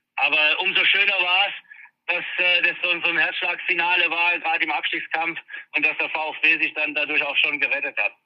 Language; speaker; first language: German; native; German